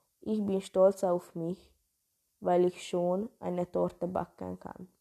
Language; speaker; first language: German; non-native, learner; Hungarian